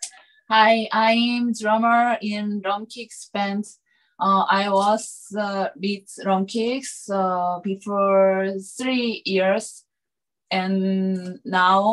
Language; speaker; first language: English; non-native, learner; Korean